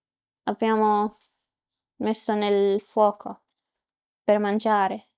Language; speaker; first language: Italian; non-native, learner; Arabic